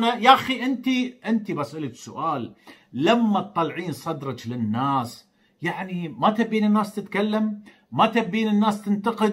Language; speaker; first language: Arabic; native; Arabic